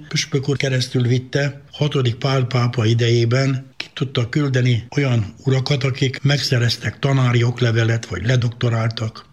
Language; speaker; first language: Hungarian; native; Hungarian